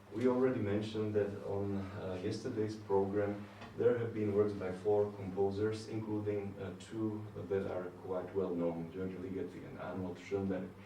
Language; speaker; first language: English; non-native, fluent; Slovak